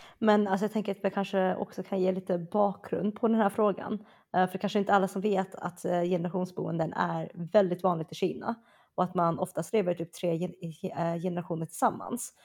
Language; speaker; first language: Swedish; early bilingual, other home language; Chinese